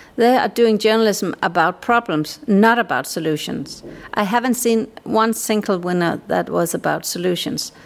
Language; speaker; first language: English; non-native, fluent; Danish